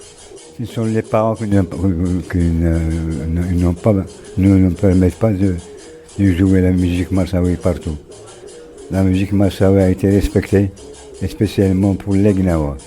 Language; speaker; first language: French; non-native, local second language; Arabic